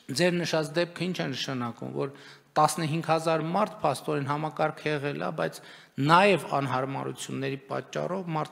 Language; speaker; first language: Armenian; native; Armenian